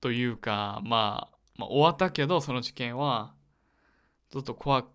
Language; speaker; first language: Japanese; non-native, learner; Korean